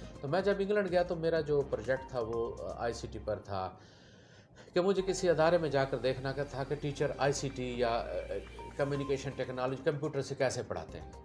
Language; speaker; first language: Urdu; non-native, local second language; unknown